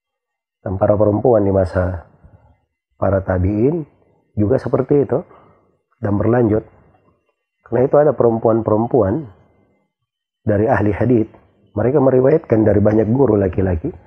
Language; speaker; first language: Indonesian; native; Indonesian